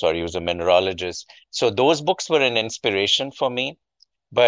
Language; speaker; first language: English; non-native, local second language; Urdu